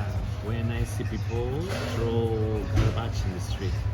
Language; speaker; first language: English; non-native, learner; Spanish